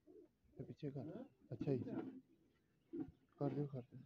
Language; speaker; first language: Hindi; non-native, local second language; Punjabi